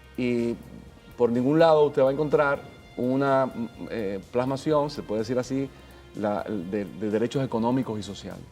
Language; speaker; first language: Spanish; native; Spanish